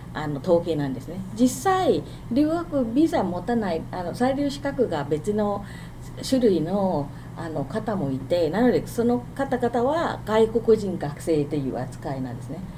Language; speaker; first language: Japanese; non-native, fluent; Thai